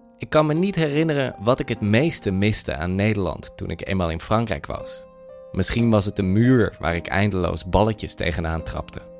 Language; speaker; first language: Dutch; native; Dutch